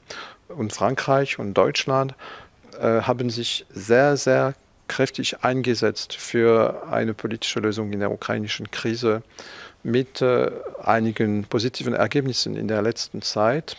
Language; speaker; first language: German; non-native, fluent; French